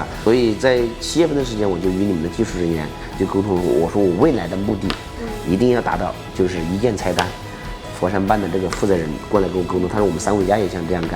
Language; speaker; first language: Chinese; native; Chinese